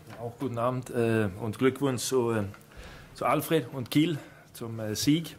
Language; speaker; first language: German; non-native, fluent; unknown